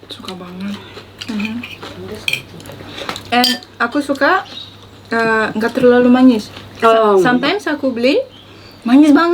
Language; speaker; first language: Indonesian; non-native, learner; Uzbek